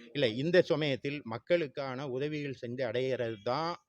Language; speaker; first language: Tamil; native; Tamil